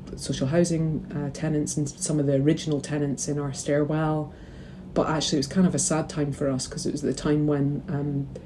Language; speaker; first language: English; native; English